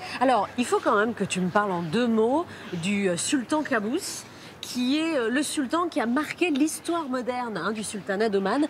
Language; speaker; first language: French; native; French